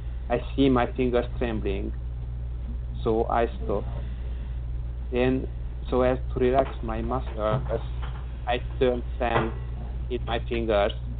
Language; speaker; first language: English; non-native, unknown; Hungarian